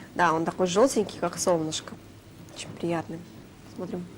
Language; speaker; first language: Russian; native; Russian